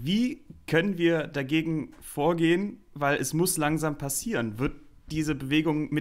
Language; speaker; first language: German; native; German